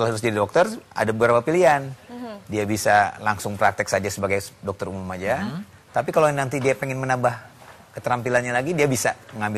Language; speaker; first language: Indonesian; native; Indonesian